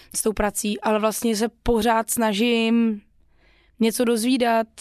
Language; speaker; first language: Czech; non-native, local second language; Polish